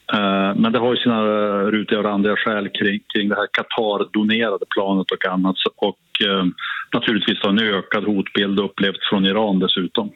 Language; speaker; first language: Swedish; native; Swedish